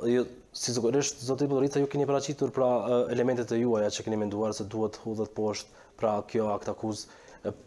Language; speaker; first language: Albanian; native; Albanian